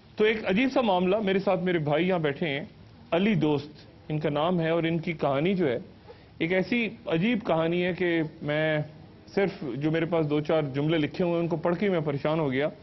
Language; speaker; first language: Urdu; native; Urdu